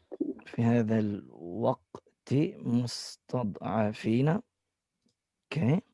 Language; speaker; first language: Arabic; non-native, fluent; English